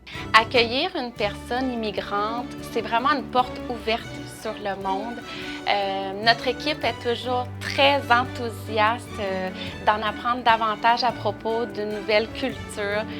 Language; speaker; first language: French; native; French